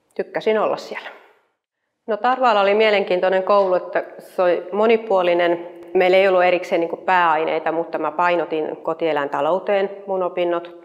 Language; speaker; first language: Finnish; native; Finnish